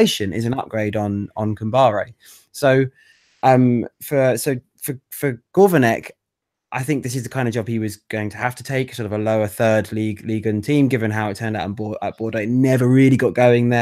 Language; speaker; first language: English; native; English